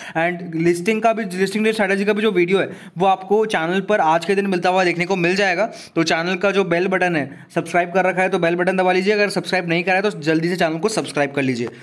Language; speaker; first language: Hindi; native; Hindi